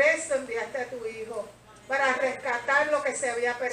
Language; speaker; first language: Spanish; native; Spanish